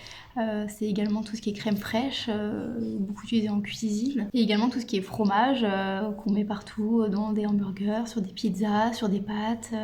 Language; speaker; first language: French; native; French